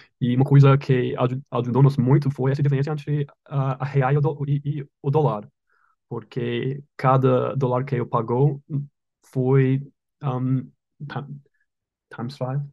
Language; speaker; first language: Portuguese; non-native, learner; English